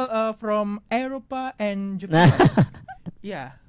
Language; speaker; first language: English; non-native, learner; Indonesian